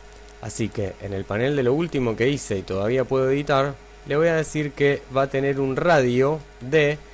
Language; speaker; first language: Spanish; native; Spanish